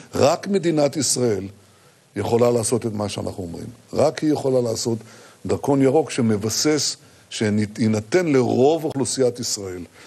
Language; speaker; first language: Hebrew; native; Hebrew